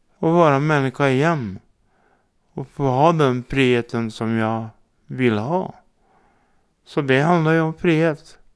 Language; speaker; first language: Swedish; native; Swedish